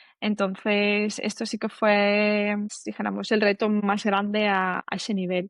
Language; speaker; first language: Spanish; native; Spanish